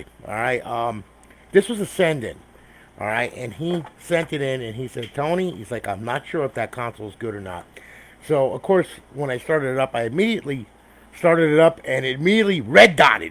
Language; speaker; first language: English; native; English